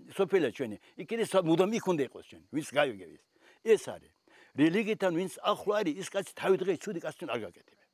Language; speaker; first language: Georgian; non-native, local second language; Avaric